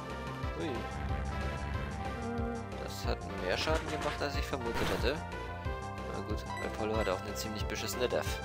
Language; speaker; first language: German; native; German